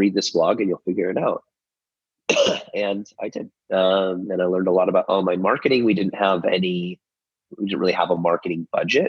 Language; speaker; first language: English; native; English